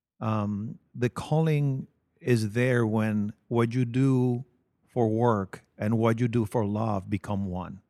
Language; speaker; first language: English; non-native, fluent; Spanish